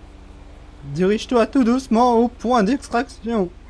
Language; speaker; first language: French; native; French